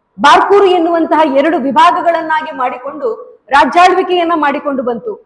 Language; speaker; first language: Kannada; non-native, local second language; Tulu